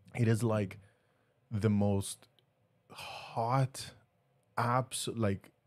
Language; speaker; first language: English; early bilingual, other home language; Spanish